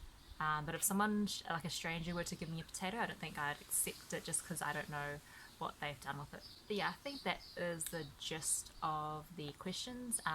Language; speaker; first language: English; early bilingual, other home language; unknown